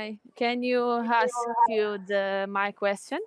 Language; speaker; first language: English; non-native, learner; Portuguese